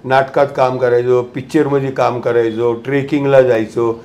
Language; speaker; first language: Marathi; non-native, local second language; Gujarati